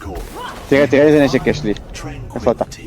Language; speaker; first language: Hebrew; native; Hebrew